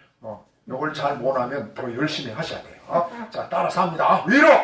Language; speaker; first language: Korean; native; Korean